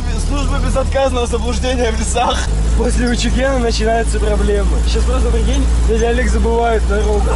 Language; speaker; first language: Russian; native; Russian